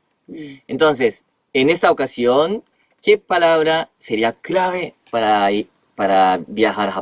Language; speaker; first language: Spanish; non-native, fluent; Japanese